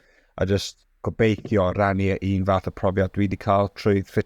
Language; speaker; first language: Welsh; non-native, local second language; English